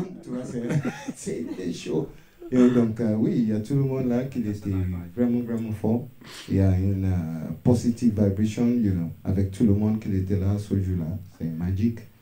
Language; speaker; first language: French; non-native, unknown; Yoruba